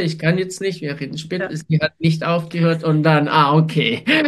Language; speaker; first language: German; non-native, fluent; Ukrainian